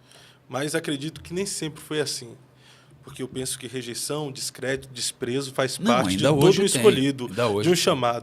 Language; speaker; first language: Portuguese; native; Portuguese